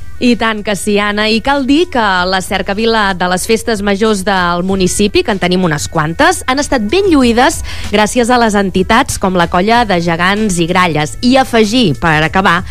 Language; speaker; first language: Catalan; native; Catalan